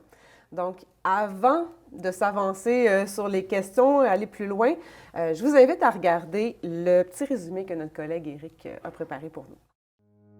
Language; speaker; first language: French; native; French